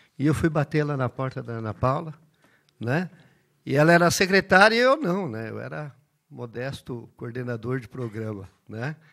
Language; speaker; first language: Portuguese; early bilingual, other home language; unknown